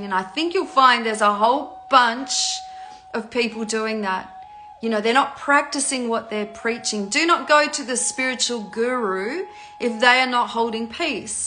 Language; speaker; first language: English; native; English